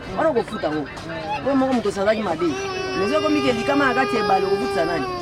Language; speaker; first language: Lingala; native; Lingala